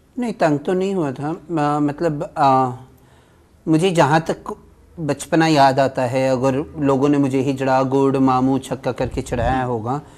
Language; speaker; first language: Hindi; native; Hindi